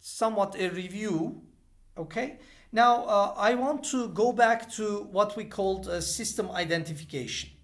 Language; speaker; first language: English; non-native, fluent; Turkish